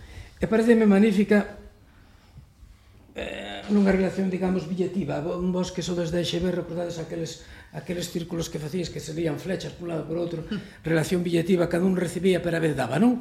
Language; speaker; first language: Galician; native; Galician